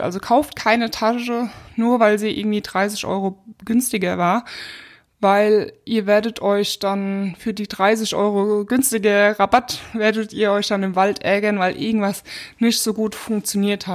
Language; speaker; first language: German; native; German